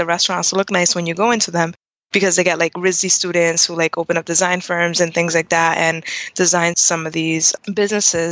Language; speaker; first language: English; native; English